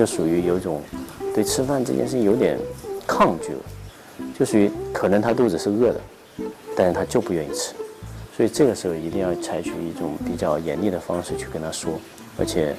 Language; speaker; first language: Chinese; native; Chinese